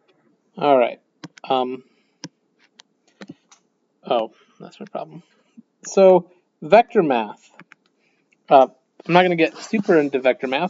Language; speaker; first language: English; native; English